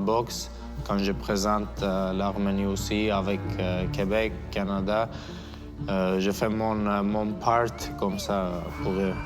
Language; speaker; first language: French; non-native, learner; Armenian